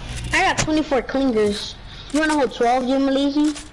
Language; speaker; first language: English; early bilingual, other home language; Spanish